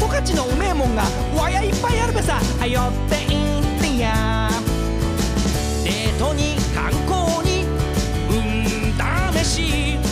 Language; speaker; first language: Japanese; native; Japanese